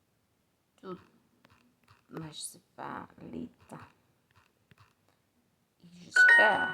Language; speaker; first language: French; non-native, learner; Spanish